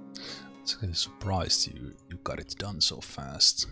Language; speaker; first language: English; non-native, fluent; Finnish